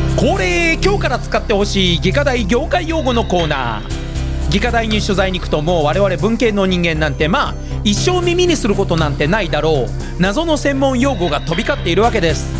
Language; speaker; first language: Japanese; native; Japanese